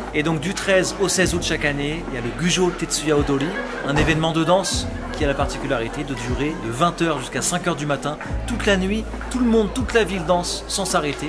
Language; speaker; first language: French; native; French